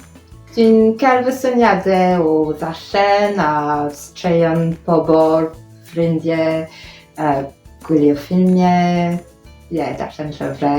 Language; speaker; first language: Welsh; non-native, fluent; French